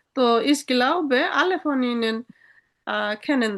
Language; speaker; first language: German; non-native, fluent; Bangla